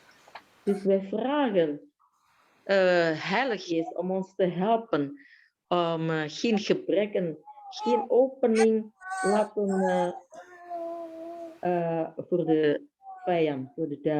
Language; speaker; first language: Dutch; non-native, fluent; Indonesian